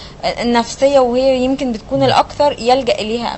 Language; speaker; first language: Arabic; native; Arabic